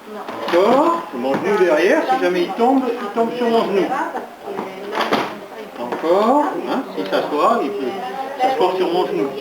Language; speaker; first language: French; native; French